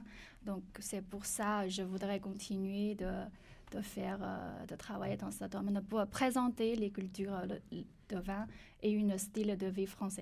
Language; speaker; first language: French; non-native, learner; Chinese